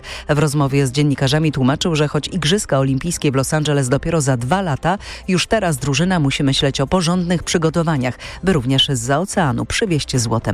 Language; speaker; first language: Polish; native; Polish